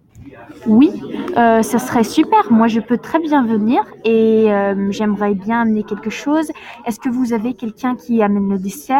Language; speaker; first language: French; non-native, learner; English